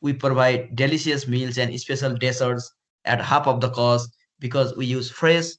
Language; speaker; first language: English; non-native, local second language; Nepali